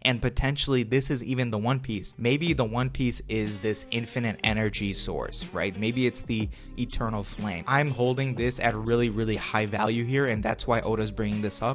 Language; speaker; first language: English; native; English